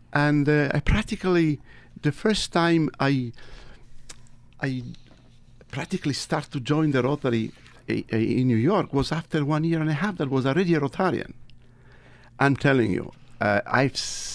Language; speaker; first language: English; non-native, fluent; Italian